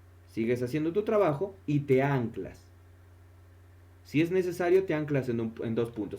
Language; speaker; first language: Spanish; native; Spanish